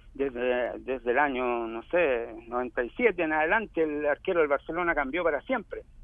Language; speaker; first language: Spanish; native; Spanish